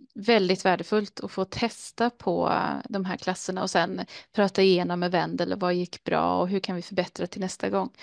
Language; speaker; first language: Swedish; native; Swedish